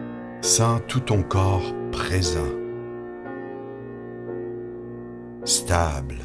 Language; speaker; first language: French; native; French